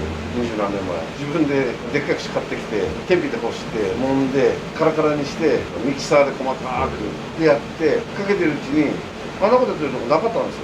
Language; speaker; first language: Japanese; native; Japanese